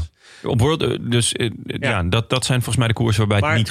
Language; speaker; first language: Dutch; native; Dutch